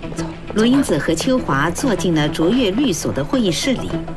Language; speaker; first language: Chinese; native; Chinese